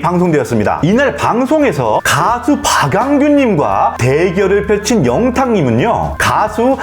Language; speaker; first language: Korean; native; Korean